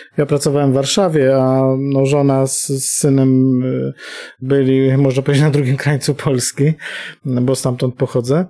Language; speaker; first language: Polish; native; Polish